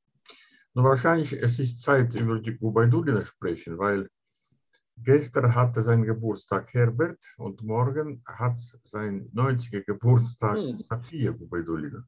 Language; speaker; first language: German; non-native, fluent; Russian